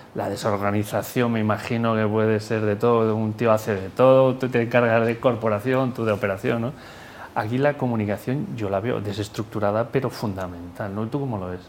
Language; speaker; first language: Spanish; native; Spanish